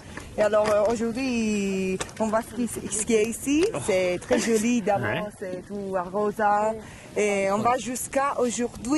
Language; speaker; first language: French; non-native, local second language; Italian